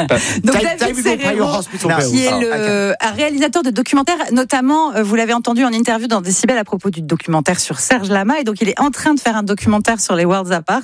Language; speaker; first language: French; native; French